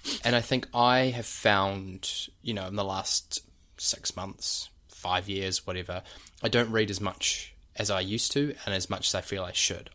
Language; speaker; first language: English; native; English